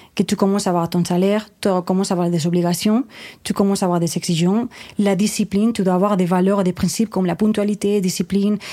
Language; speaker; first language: French; non-native, fluent; Spanish